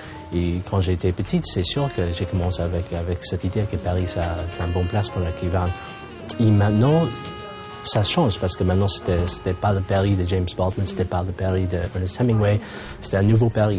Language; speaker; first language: French; non-native, fluent; English